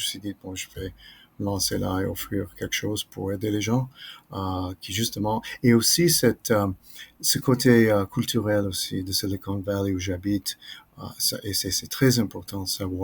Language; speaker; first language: French; non-native, fluent; English